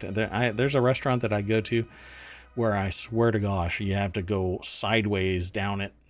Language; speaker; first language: English; non-native, fluent; German